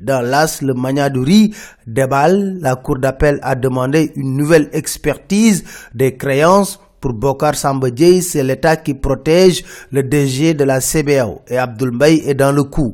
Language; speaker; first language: French; non-native, local second language; Wolof